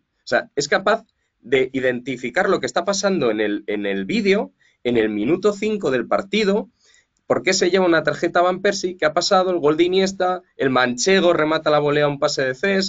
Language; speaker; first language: Spanish; native; Spanish